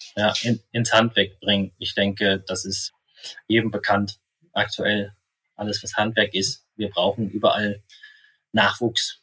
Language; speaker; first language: German; native; German